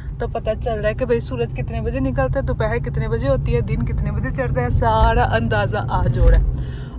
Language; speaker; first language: Urdu; native; Urdu